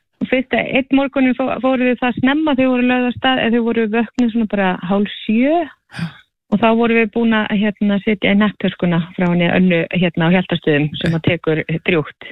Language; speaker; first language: Icelandic; native; Icelandic